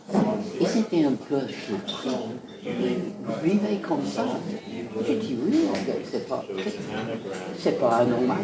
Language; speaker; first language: French; non-native, fluent; English